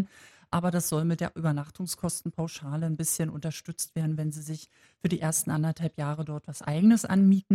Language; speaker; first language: German; native; German